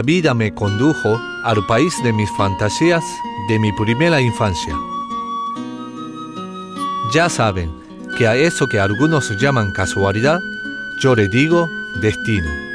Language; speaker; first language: Spanish; non-native, fluent; Japanese